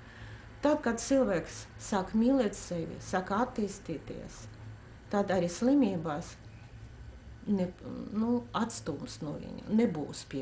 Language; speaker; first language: Latvian; non-native, local second language; Russian